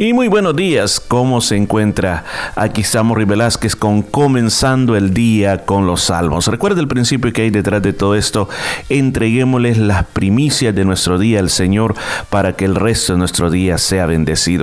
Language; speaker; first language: Spanish; native; Spanish